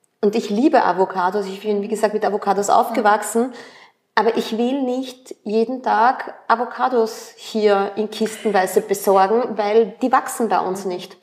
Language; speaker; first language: German; early bilingual, other home language; Spanish